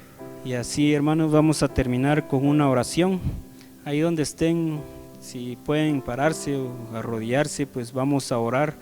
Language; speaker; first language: Spanish; native; Spanish